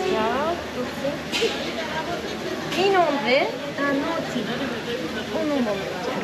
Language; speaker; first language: Spanish; non-native, learner; Turkish